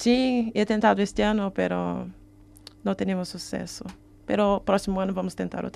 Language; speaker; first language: Spanish; non-native, learner; Portuguese